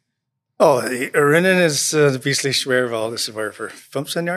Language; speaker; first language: German; non-native, learner; English